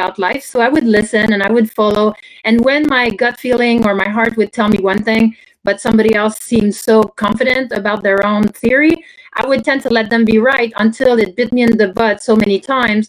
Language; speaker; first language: English; non-native, fluent; French